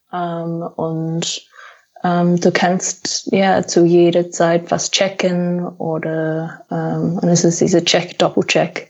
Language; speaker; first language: German; non-native, fluent; English